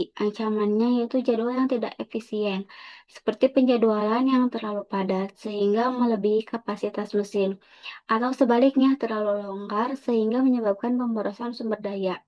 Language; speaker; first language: Indonesian; native; Indonesian